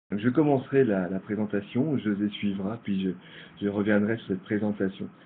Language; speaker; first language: French; native; French